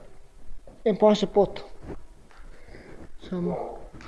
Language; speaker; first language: English; non-native, learner; Croatian